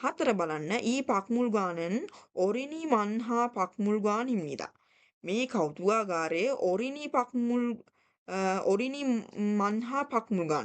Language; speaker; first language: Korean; non-native, fluent; Sinhala